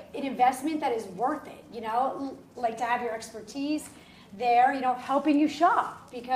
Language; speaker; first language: English; native; English